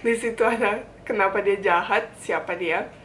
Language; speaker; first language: Indonesian; non-native, fluent; Bosnian